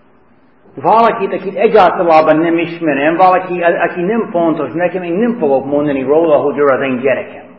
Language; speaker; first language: Hungarian; non-native, fluent; English